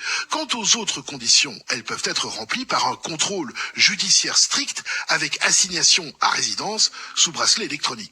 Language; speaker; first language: French; native; French